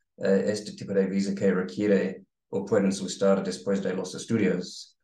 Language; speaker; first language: Spanish; non-native, learner; English